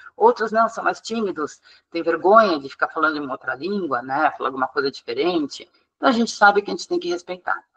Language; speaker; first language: Portuguese; non-native, fluent; English